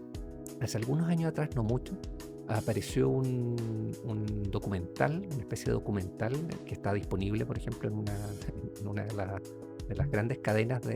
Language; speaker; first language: Spanish; native; Spanish